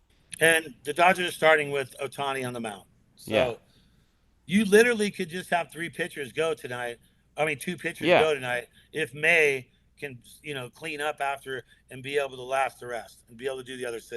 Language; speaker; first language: English; native; English